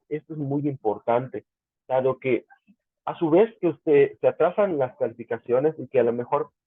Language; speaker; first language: Spanish; native; Spanish